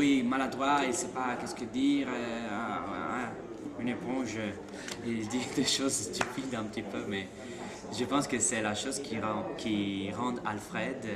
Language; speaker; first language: French; non-native, fluent; Italian